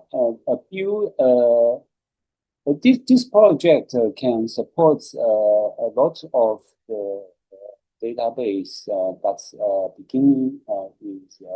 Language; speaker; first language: English; non-native, learner; Chinese